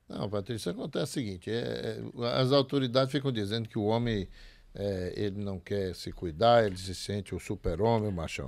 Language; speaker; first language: Portuguese; native; Portuguese